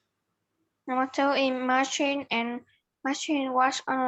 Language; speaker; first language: English; non-native, learner; Vietnamese